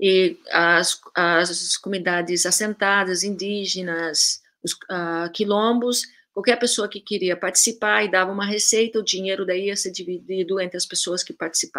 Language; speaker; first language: Portuguese; early bilingual, heritage; Portuguese